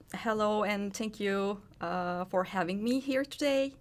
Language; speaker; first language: English; non-native, fluent; Turkish